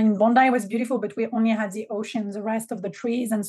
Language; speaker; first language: English; non-native, fluent; French